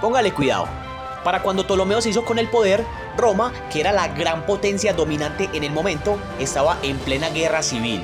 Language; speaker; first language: Spanish; native; Spanish